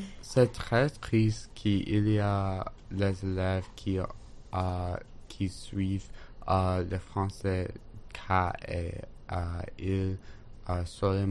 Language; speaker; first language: French; non-native, learner; English